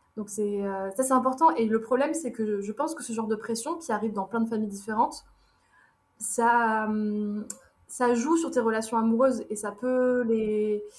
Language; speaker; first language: French; early bilingual, other home language; Arabic